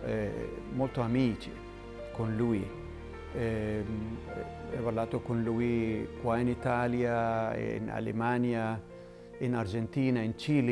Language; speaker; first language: Italian; non-native, learner; Spanish